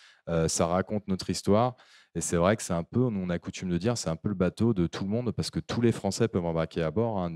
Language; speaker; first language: French; native; French